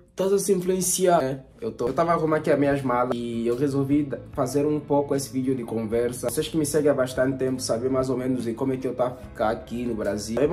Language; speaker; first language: Portuguese; native; Portuguese